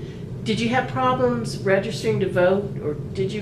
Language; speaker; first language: English; native; English